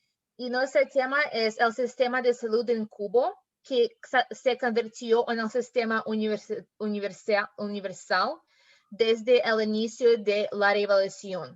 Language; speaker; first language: Spanish; non-native, learner; English